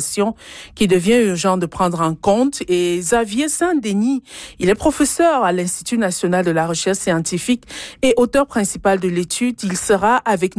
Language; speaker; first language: French; non-native, local second language; Ghomala